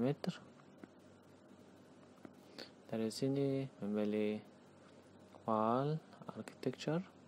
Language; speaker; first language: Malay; non-native, learner; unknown